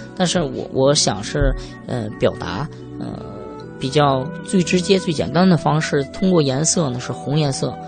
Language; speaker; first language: Chinese; native; Chinese